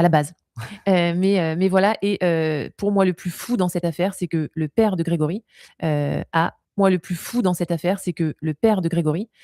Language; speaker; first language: French; native; French